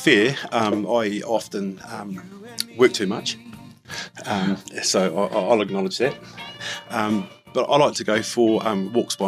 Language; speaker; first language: English; native; English